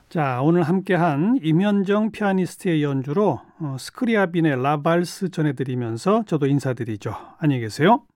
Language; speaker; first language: Korean; native; Korean